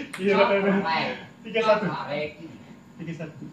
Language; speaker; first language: Indonesian; native; Indonesian